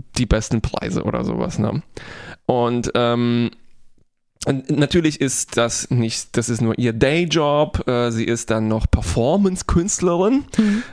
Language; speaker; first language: German; non-native, fluent; Polish